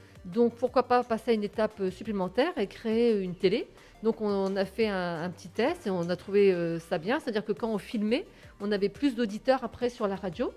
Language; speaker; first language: French; native; French